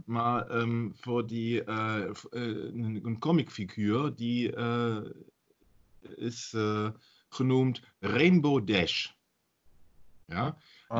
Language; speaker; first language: Dutch; non-native, learner; German